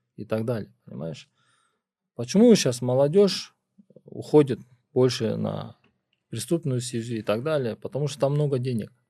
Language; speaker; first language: Russian; non-native, local second language; Kyrgyz